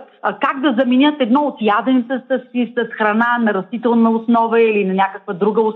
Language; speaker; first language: Bulgarian; native; Bulgarian